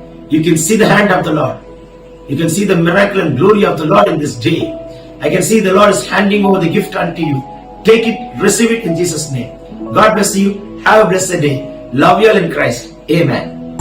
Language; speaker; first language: English; non-native, local second language; Tamil